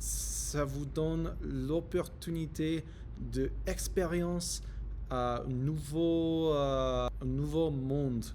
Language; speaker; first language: French; non-native, learner; English